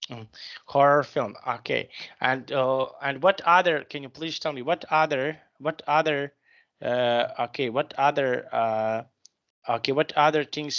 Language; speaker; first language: English; non-native, fluent; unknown